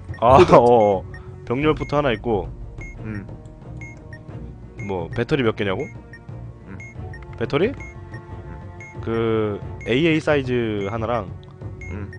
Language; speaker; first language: Korean; native; Korean